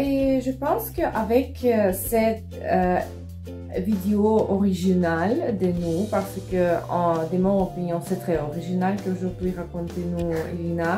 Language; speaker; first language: French; non-native, fluent; Russian